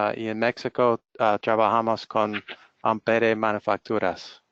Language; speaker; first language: Spanish; non-native, learner; English